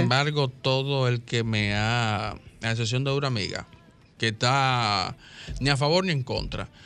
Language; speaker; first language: Spanish; native; Spanish